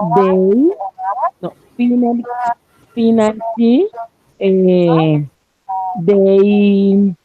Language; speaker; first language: English; non-native, learner; Spanish